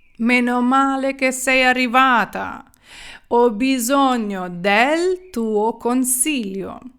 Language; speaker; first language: Italian; non-native, fluent; Ukrainian